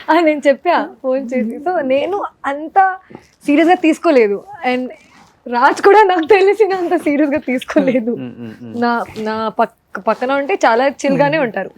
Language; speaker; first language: Telugu; non-native, fluent; Hindi